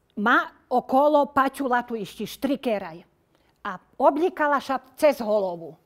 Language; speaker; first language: Slovak; non-native, local second language; Rusyn